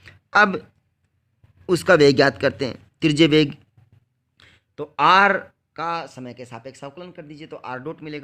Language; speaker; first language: Hindi; native; Hindi